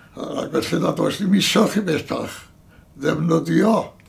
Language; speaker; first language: Welsh; native; Welsh